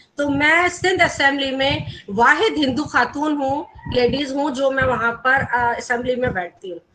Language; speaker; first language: Urdu; non-native, local second language; Gujarati